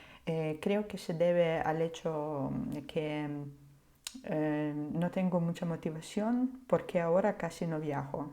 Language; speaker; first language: Spanish; non-native, fluent; Ukrainian